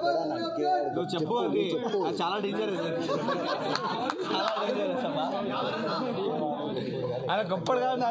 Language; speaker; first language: Telugu; non-native, learner; Hindi